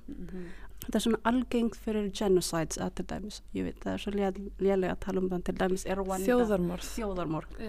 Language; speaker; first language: Icelandic; early bilingual, other home language; Filipino